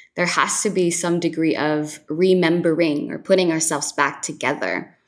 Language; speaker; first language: English; non-native, local second language; Filipino